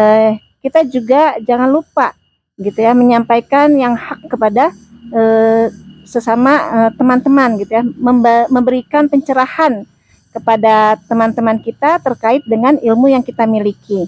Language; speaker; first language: Indonesian; native; Indonesian